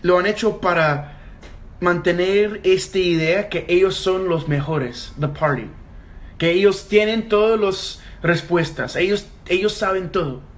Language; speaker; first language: Spanish; non-native, learner; English